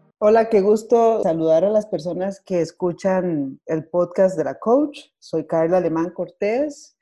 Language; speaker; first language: Spanish; native; Spanish